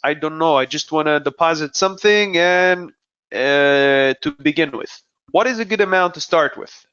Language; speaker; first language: English; non-native, fluent; Hebrew